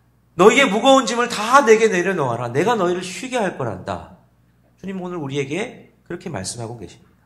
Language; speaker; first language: Korean; native; Korean